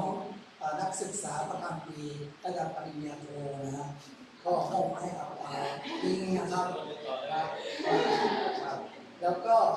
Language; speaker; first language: Thai; non-native, local second language; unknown